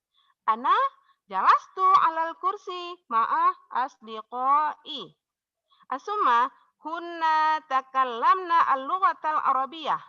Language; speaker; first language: Arabic; non-native, fluent; Indonesian